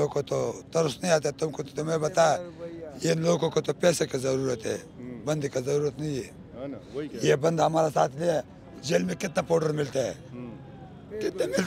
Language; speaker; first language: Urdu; non-native, local second language; Pashto